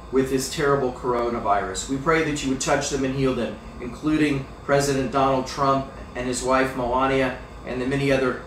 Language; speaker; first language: English; native; English